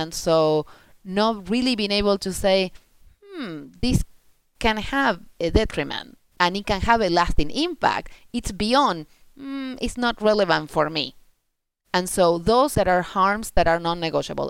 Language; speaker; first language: English; non-native, fluent; Spanish